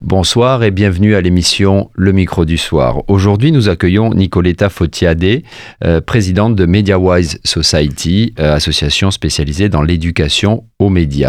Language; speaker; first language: French; native; French